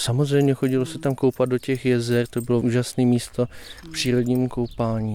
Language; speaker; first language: Czech; native; Czech